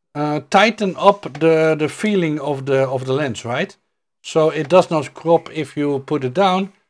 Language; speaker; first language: English; non-native, fluent; Dutch